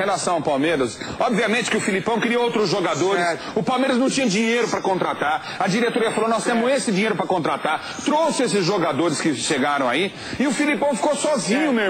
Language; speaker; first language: Portuguese; native; Portuguese